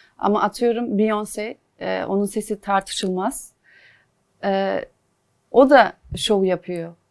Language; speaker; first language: Turkish; early bilingual, heritage; Turkish